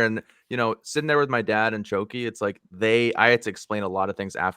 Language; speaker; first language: English; native; English